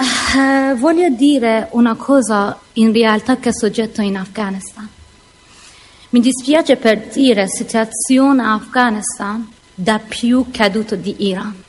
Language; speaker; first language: Italian; non-native, learner; Persian